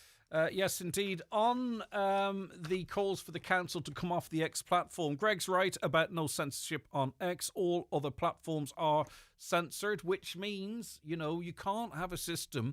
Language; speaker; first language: English; native; English